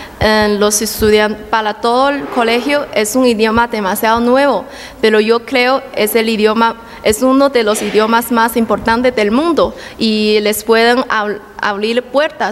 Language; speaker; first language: Spanish; non-native, fluent; Chinese